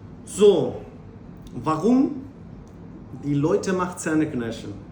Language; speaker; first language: German; non-native, learner; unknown